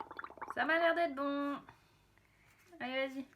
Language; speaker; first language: French; native; French